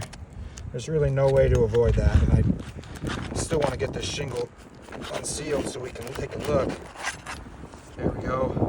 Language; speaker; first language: English; native; English